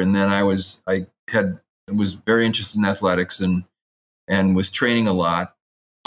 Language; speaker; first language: English; native; English